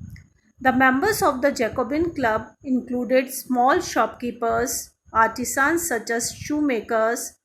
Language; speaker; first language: English; non-native, local second language; Hindi